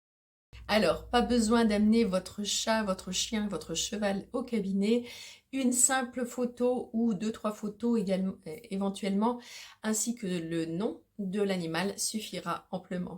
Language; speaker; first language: French; native; French